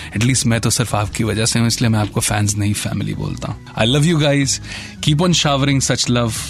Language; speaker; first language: Hindi; native; Hindi